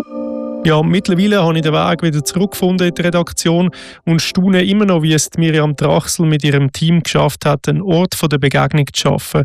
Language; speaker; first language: German; native; German